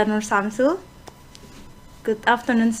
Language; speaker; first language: English; non-native, fluent; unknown